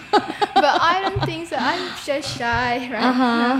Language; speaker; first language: English; non-native, learner; Indonesian